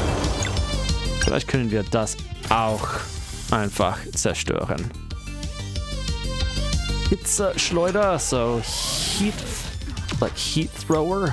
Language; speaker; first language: German; non-native, fluent; English